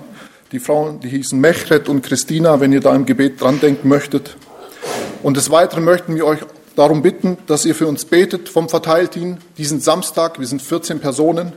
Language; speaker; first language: German; native; German